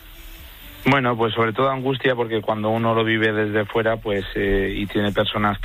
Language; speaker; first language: Spanish; native; Spanish